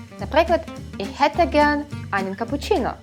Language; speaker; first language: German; non-native, fluent; Ukrainian